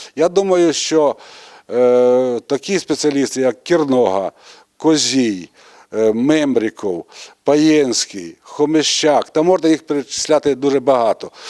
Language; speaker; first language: Ukrainian; native; Ukrainian